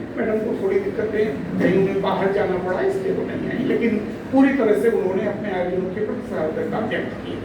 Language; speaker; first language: Hindi; native; Hindi